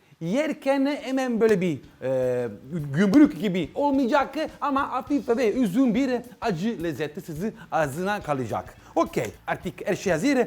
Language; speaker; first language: Turkish; non-native, learner; Italian